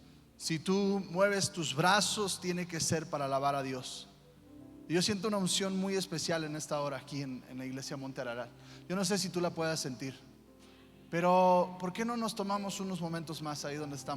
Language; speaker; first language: Spanish; native; Spanish